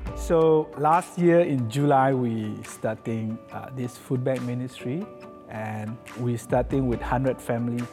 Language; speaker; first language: English; non-native, fluent; Burmese